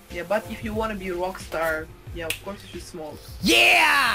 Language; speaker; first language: English; non-native, fluent; Uzbek